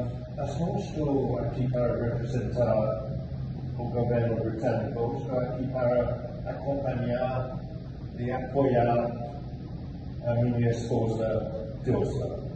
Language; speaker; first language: Portuguese; non-native, fluent; English